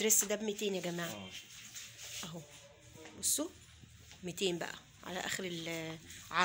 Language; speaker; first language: Arabic; native; Arabic